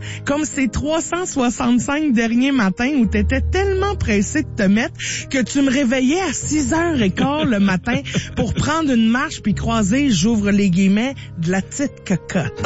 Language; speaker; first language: French; native; French